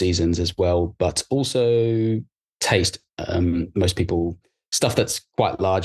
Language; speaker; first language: English; native; English